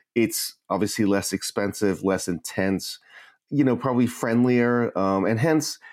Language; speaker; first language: English; native; English